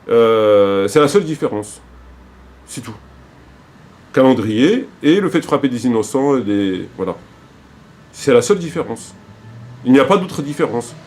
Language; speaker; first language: French; native; French